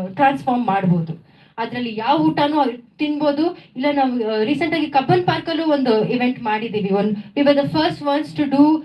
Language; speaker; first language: Kannada; non-native, local second language; Tamil